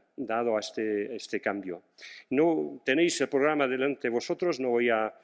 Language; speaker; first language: Spanish; non-native, fluent; English